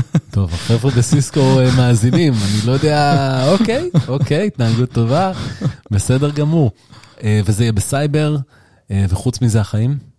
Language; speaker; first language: Hebrew; native; Hebrew